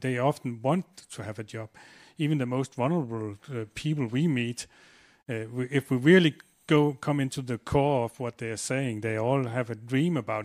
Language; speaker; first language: English; non-native, fluent; Danish